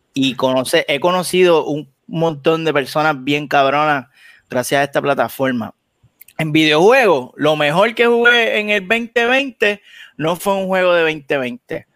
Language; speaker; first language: Spanish; native; Spanish